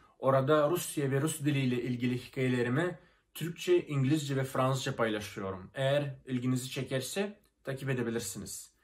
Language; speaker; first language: Turkish; non-native, fluent; Russian